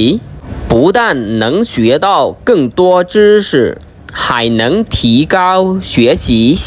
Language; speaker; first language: Chinese; non-native, fluent; Khmer